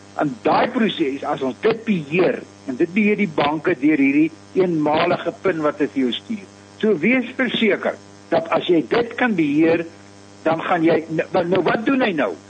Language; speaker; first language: Afrikaans; native; Afrikaans